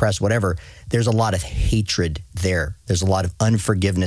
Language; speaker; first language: English; native; English